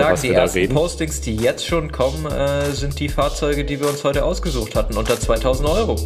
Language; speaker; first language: German; native; German